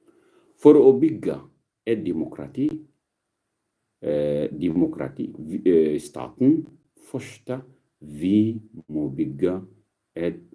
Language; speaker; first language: Swedish; non-native, learner; Arabic